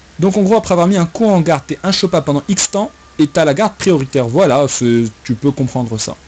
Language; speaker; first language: French; native; French